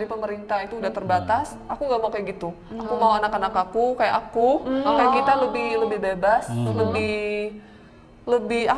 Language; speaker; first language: Indonesian; early bilingual, other home language; Korean